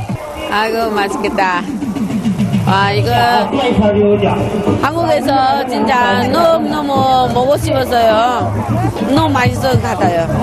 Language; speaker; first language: Korean; non-native, learner; Chinese